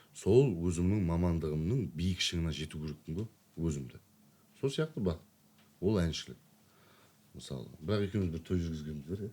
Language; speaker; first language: Kazakh; native; Kazakh